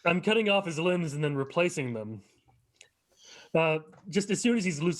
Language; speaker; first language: English; native; English